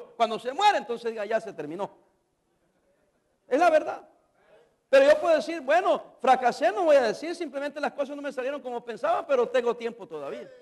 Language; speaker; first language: Spanish; native; Spanish